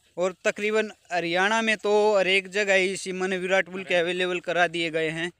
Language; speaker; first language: Hindi; native; Hindi